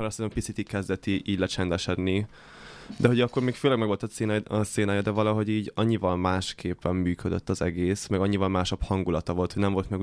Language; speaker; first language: Hungarian; native; Hungarian